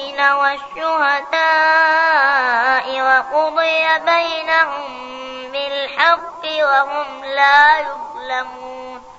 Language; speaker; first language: Arabic; native; Arabic